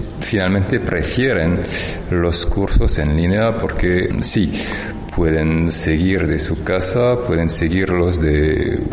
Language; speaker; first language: Spanish; non-native, fluent; French